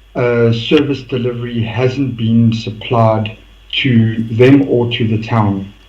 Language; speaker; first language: English; non-native, local second language; Afrikaans